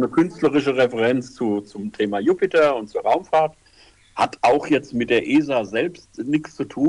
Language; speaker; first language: German; native; German